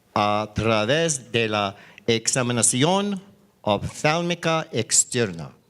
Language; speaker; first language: Spanish; non-native, learner; English